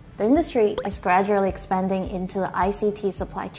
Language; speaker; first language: English; non-native, fluent; Chinese